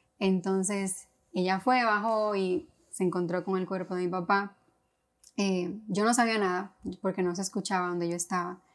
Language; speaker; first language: Spanish; native; Spanish